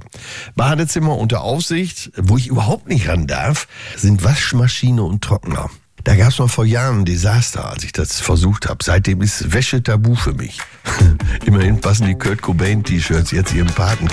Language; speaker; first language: German; native; German